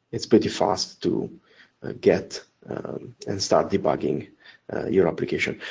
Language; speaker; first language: English; non-native, fluent; Italian